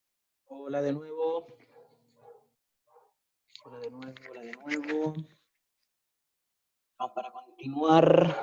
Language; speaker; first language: Spanish; native; Spanish